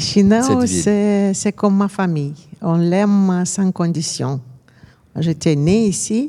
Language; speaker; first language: French; non-native, fluent; Romanian